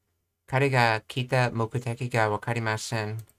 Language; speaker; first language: Japanese; non-native, learner; English